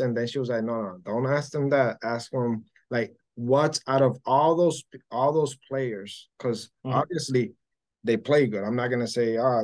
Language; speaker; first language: English; non-native, local second language; Spanish